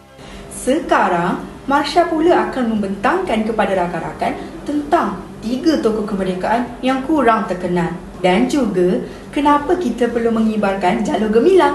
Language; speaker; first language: Malay; native; Malay